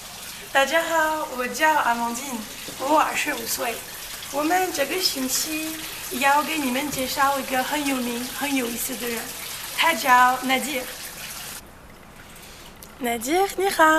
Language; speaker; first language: Chinese; non-native, learner; French